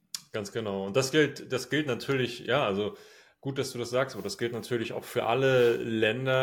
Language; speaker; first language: German; native; German